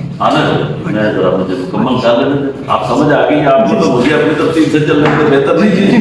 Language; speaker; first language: Urdu; native; Urdu